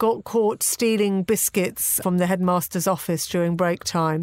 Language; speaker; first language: English; native; English